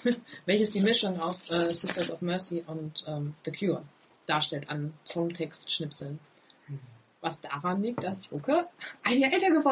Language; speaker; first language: German; native; German